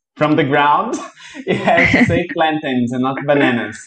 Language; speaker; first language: English; non-native, fluent; Portuguese